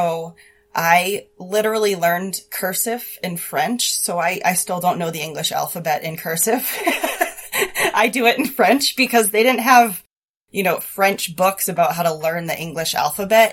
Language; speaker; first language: English; native; English